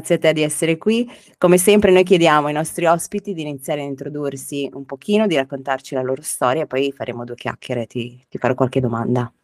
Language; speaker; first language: Italian; native; Italian